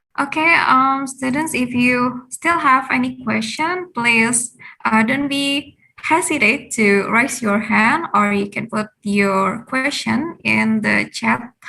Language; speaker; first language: English; non-native, fluent; Indonesian